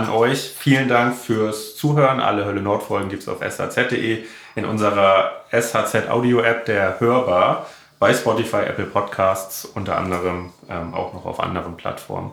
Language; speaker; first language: German; native; German